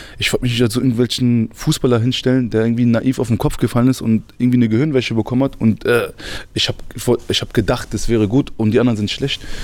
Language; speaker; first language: German; early bilingual, other home language; Arabic